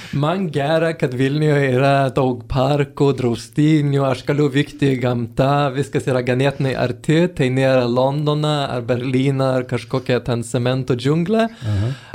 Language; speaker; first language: Lithuanian; non-native, fluent; Swedish